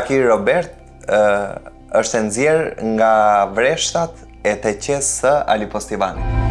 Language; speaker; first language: Albanian; native; Albanian